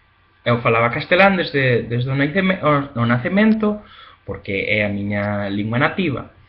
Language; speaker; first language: Galician; non-native, learner; Spanish